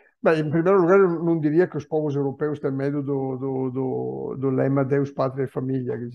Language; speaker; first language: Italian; native; Italian